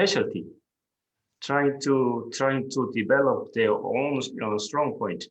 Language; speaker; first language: English; non-native, fluent; Korean